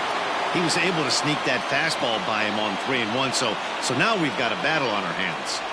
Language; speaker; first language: English; native; English